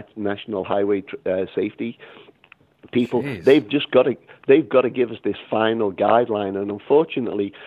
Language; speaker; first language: English; native; English